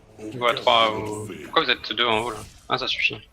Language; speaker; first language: French; native; French